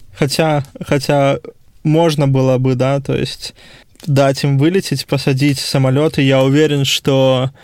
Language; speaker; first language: Russian; native; Russian